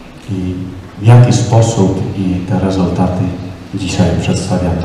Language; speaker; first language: Polish; non-native, learner; Czech